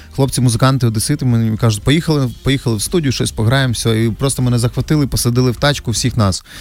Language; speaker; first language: Ukrainian; native; Ukrainian